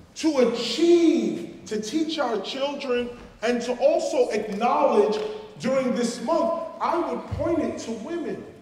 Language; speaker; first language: English; native; English